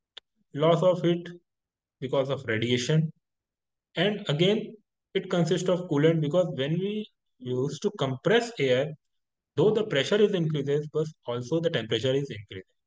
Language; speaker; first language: English; non-native, local second language; Hindi